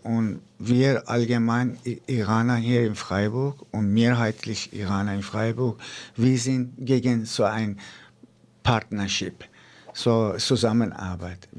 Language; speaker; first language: German; non-native, fluent; Persian